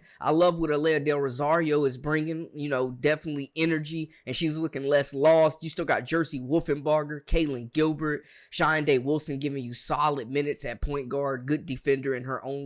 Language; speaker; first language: English; native; English